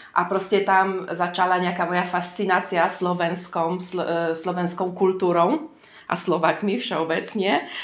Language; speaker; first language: Slovak; non-native, fluent; Polish